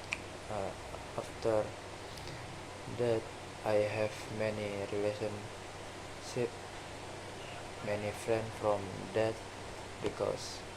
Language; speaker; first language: English; non-native, learner; Indonesian